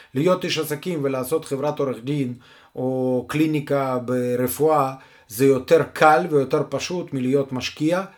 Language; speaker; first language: Hebrew; non-native, fluent; Russian